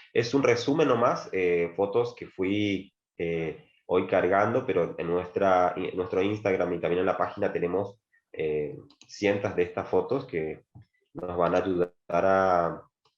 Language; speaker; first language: Spanish; native; Spanish